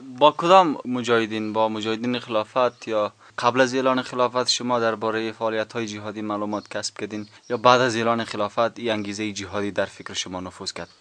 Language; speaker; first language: Persian; native; Persian